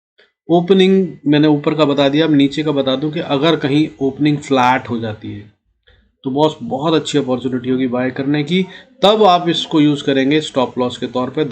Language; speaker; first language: Hindi; native; Hindi